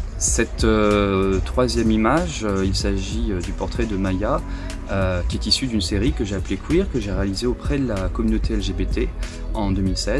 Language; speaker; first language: French; native; French